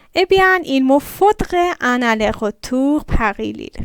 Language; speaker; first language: French; non-native, fluent; Persian